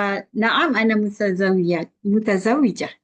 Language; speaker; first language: Arabic; non-native, learner; Malay